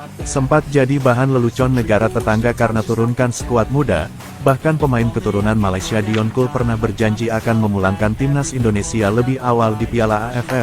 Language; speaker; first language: Indonesian; native; Indonesian